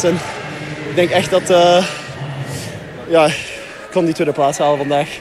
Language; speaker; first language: Dutch; non-native, local second language; French